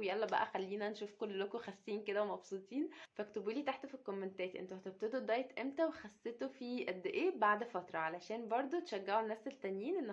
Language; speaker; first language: Arabic; native; Arabic